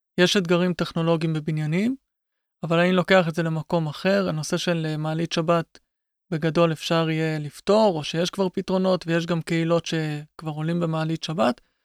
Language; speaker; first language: Hebrew; native; Hebrew